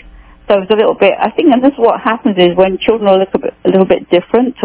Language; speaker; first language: English; native; English